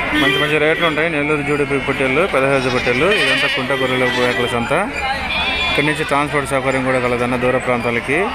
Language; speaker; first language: Telugu; native; Telugu